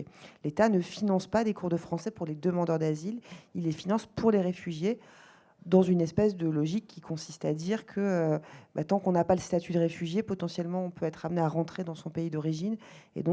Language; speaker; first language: French; native; French